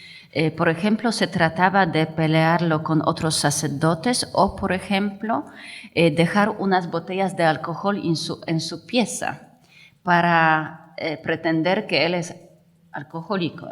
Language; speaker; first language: Spanish; non-native, fluent; Polish